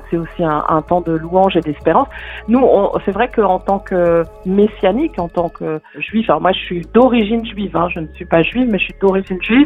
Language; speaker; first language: French; native; French